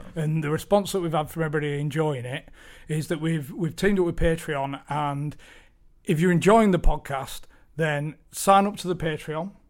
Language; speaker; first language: English; native; English